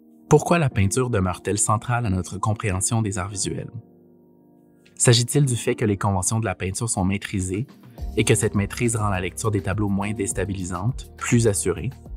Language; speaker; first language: French; native; French